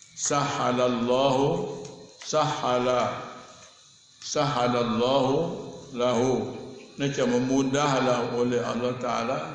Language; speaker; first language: Malay; native; Malay